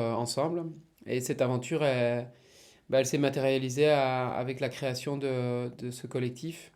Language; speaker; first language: French; native; French